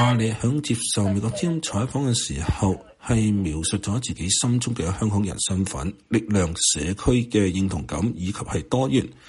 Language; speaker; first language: Chinese; non-native, local second language; Cantonese